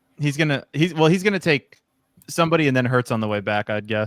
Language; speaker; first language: English; native; English